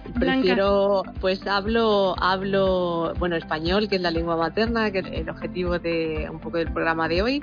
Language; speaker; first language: Spanish; native; Spanish